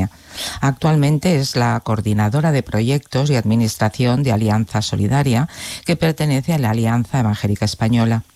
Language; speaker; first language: Spanish; non-native, local second language; Catalan